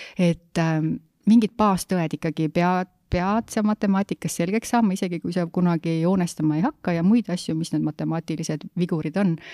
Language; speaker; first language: Estonian; native; Estonian